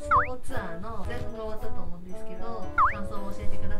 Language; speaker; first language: Japanese; native; Japanese